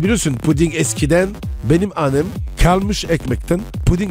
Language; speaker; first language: Turkish; non-native, learner; French